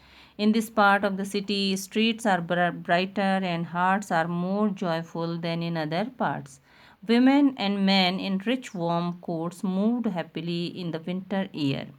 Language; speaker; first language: English; non-native, local second language; Hindi